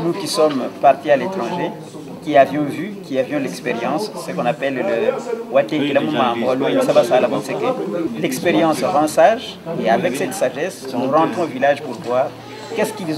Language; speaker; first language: French; non-native, local second language; Kongo